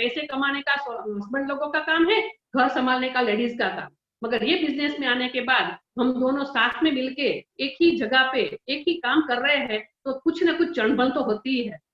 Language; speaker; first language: Hindi; non-native, local second language; Gujarati